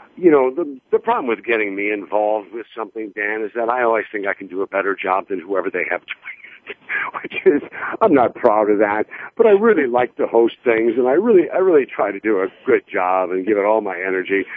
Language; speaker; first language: English; native; English